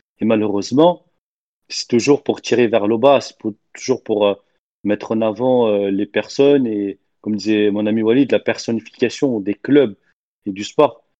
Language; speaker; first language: French; non-native, local second language; Arabic